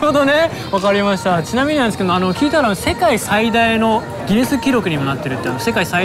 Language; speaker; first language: Japanese; native; Japanese